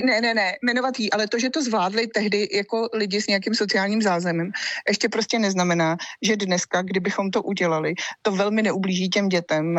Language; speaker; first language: Czech; native; Czech